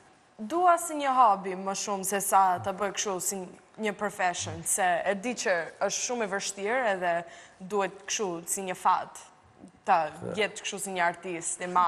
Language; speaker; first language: Albanian; early bilingual, heritage; Albanian